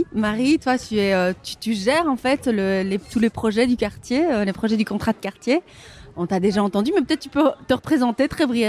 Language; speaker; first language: French; native; French